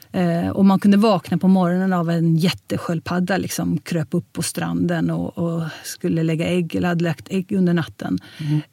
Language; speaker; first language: Swedish; early bilingual, heritage; Swedish